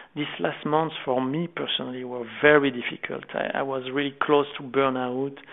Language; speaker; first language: English; non-native, fluent; French